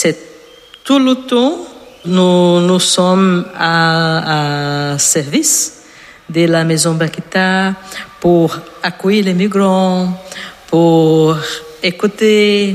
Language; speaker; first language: French; non-native, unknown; Portuguese